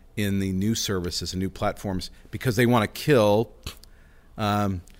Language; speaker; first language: English; native; English